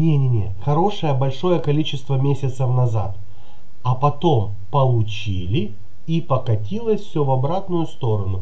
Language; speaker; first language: Russian; native; Russian